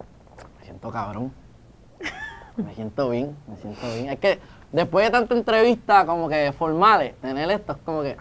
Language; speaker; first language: Spanish; native; Spanish